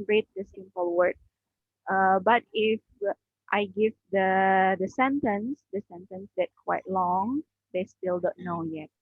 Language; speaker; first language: English; non-native, learner; Indonesian